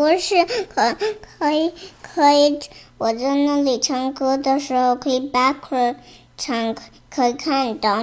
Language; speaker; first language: Chinese; early bilingual, heritage; Chinese